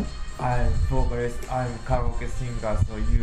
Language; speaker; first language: English; non-native, learner; Japanese